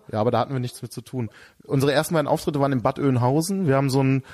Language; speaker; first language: German; native; German